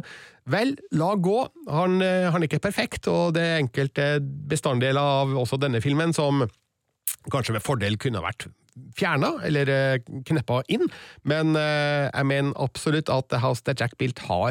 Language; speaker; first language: Norwegian; native; Norwegian